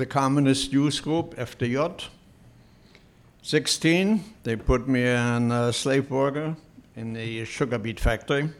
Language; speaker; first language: English; non-native, fluent; Polish